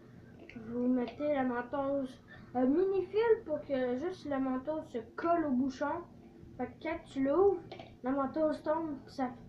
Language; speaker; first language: French; native; French